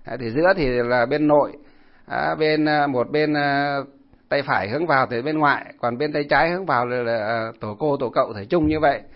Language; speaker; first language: Vietnamese; non-native, local second language; Muong